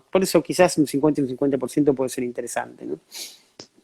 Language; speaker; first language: Spanish; native; Spanish